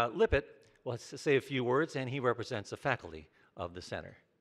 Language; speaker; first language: English; native; English